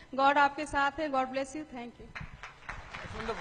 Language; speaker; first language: Hindi; native; Hindi